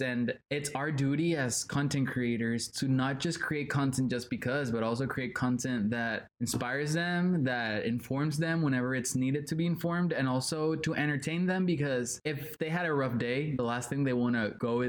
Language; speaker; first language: English; non-native, fluent; Spanish